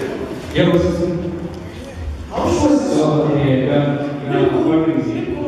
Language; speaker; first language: Indonesian; non-native, learner; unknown